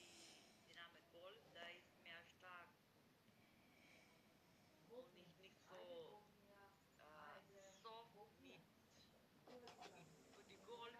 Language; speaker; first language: German; non-native, learner; Macedonian